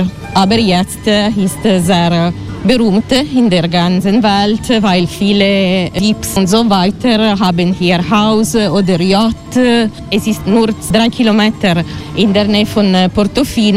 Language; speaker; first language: German; non-native, learner; Italian